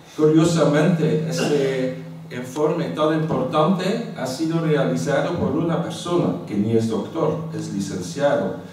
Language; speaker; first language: Spanish; non-native, fluent; Dutch